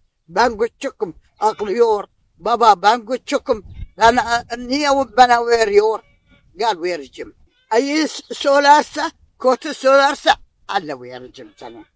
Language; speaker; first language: Turkish; non-native, local second language; Arabic